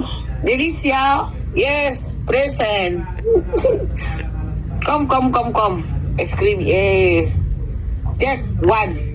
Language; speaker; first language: English; non-native, learner; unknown